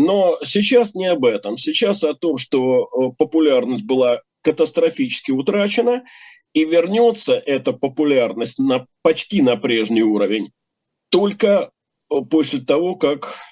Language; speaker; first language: Russian; native; Russian